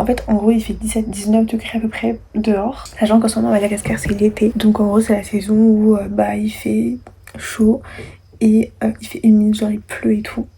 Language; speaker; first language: French; non-native, local second language; Malagasy